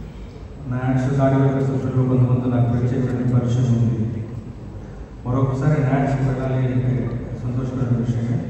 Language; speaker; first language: Telugu; native; Telugu